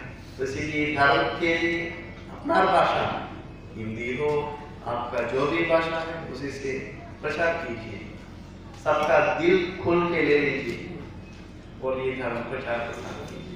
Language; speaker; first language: Hindi; non-native, learner; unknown